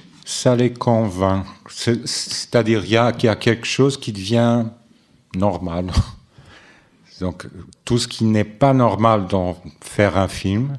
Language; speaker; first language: French; non-native, fluent; Portuguese